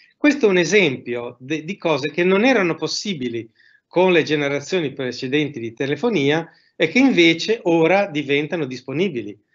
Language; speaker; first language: Italian; native; Italian